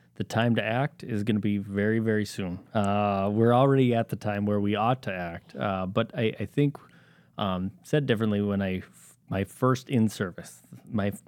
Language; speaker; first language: English; native; English